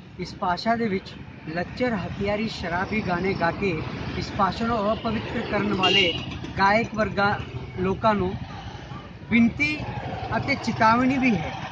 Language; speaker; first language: Punjabi; non-native, fluent; Kannada